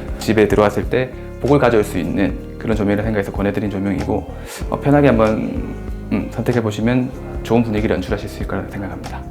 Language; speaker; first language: Korean; native; Korean